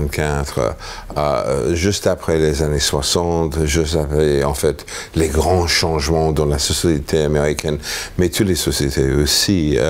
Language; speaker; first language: French; non-native, fluent; English